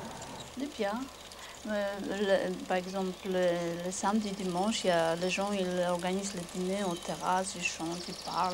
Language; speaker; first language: French; non-native, fluent; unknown